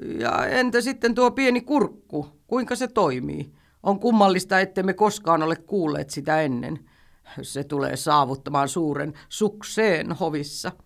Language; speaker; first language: Finnish; native; Finnish